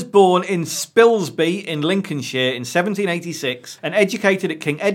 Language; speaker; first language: English; native; English